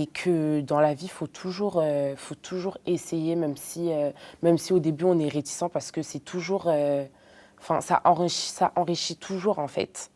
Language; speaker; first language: French; native; French